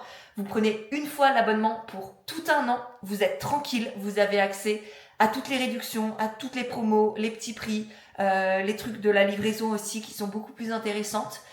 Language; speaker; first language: French; native; French